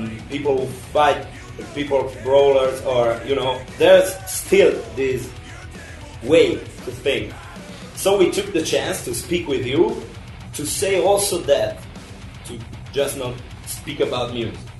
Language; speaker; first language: English; non-native, fluent; Italian